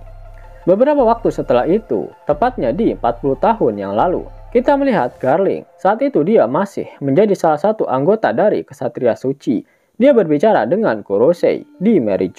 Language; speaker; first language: Indonesian; native; Indonesian